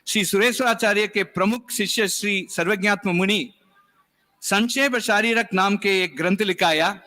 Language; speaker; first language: Hindi; non-native, local second language; Tamil